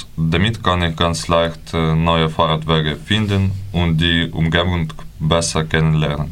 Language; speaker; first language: German; non-native, learner; Ukrainian